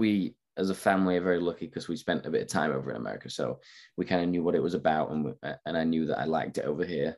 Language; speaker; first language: English; native; English